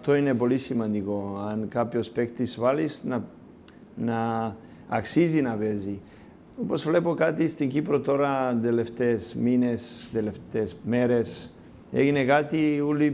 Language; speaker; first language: Greek; non-native, learner; Serbian